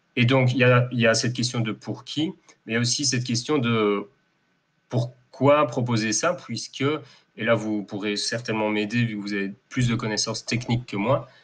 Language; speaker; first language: French; native; French